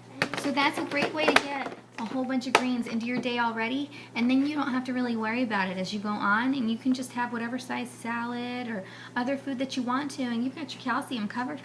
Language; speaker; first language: English; native; English